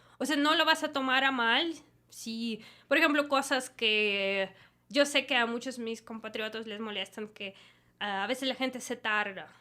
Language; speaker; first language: Spanish; non-native, fluent; Russian